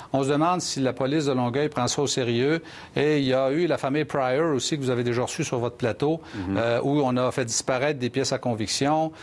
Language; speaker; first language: French; native; French